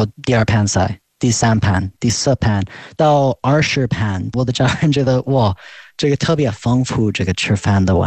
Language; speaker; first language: Chinese; non-native, fluent; English